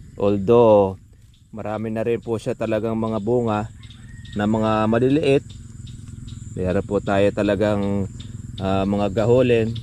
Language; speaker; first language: Filipino; native; Filipino